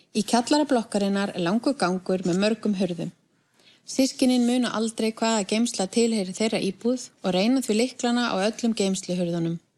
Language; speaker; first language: Icelandic; native; Icelandic